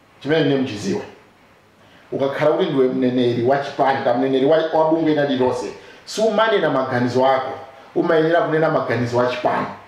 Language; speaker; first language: Nyanja; non-native, local second language; Tumbuka